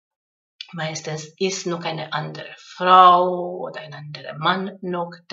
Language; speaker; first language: German; non-native, fluent; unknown